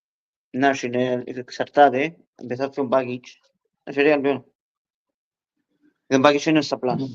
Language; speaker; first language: Greek; early bilingual, heritage; Greek